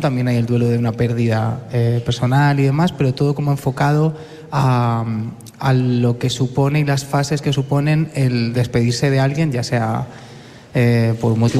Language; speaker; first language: Spanish; native; Spanish